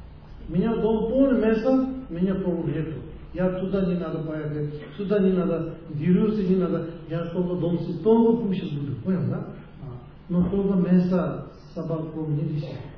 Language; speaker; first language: Russian; non-native, learner; Tibetan